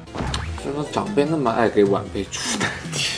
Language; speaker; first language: Chinese; native; Chinese